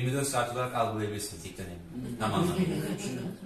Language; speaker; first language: Turkish; native; Turkish